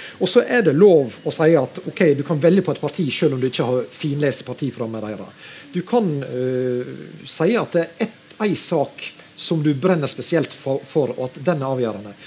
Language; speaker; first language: Norwegian; native; Norwegian